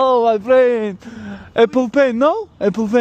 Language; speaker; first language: English; non-native, learner; Tajik